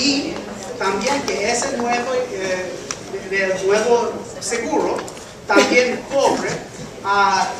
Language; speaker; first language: Spanish; early bilingual, heritage; English